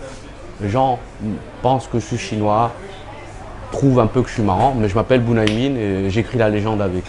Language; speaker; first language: French; early bilingual, other home language; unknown